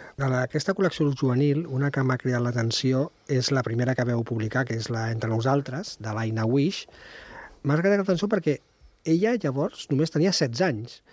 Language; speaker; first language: Catalan; native; Catalan